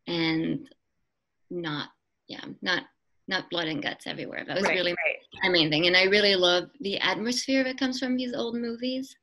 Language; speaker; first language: English; non-native, fluent; French